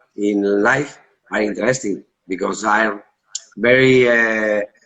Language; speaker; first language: English; non-native, learner; Catalan